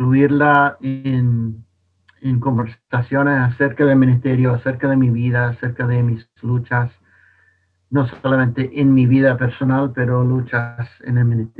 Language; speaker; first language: Spanish; non-native, fluent; English